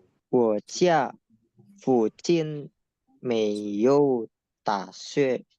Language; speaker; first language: Chinese; non-native, learner; Indonesian